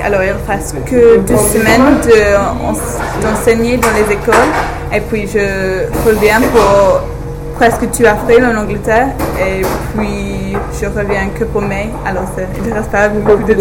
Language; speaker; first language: French; non-native, fluent; English